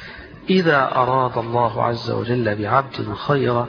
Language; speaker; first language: Arabic; native; Arabic